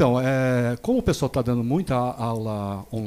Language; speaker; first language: Portuguese; native; Portuguese